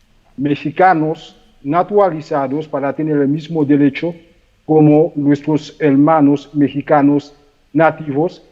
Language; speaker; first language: Spanish; non-native, fluent; Haitian Creole